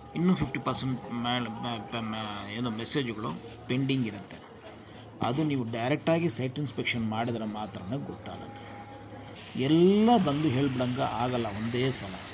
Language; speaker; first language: Kannada; non-native, local second language; Tamil